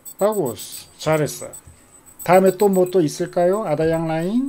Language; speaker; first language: Korean; native; Korean